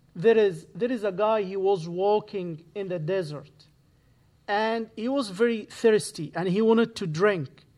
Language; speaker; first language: English; non-native, fluent; Arabic